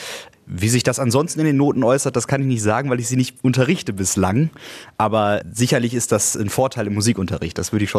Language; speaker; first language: German; native; German